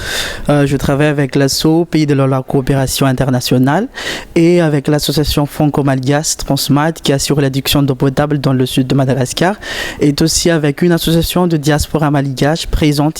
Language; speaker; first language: French; native; French